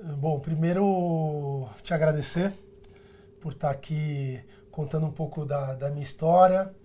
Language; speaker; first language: Portuguese; early bilingual, other home language; Spanish